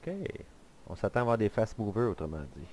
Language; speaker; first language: French; native; French